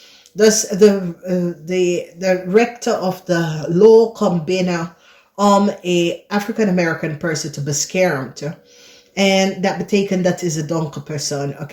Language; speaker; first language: Dutch; non-native, fluent; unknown